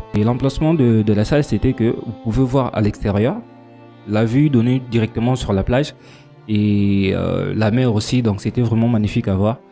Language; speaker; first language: French; non-native, local second language; Lingala